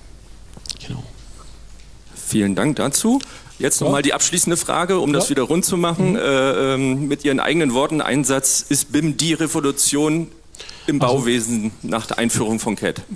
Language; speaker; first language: German; native; German